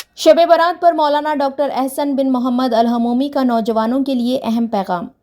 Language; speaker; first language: Urdu; native; Urdu